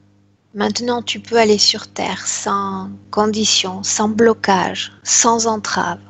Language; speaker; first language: French; native; French